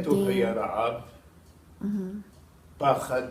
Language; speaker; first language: Hebrew; non-native, fluent; Arabic